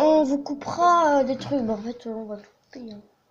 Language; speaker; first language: French; native; French